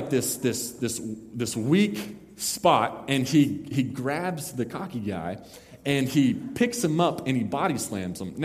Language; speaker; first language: English; native; English